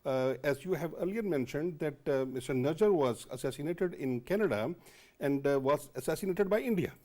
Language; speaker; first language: English; non-native, local second language; Urdu